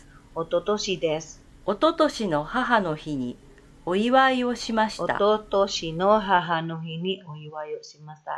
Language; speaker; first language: Japanese; non-native, fluent; Indonesian